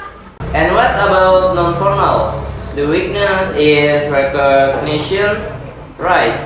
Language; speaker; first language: English; non-native, learner; Indonesian